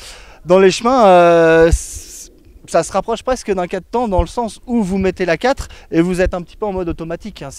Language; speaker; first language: French; native; French